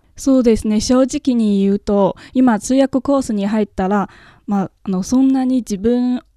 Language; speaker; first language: Japanese; non-native, fluent; Chinese